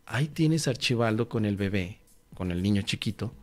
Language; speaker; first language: Spanish; native; Spanish